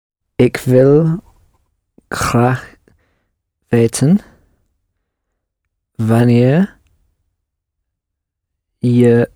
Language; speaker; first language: Dutch; non-native, learner; English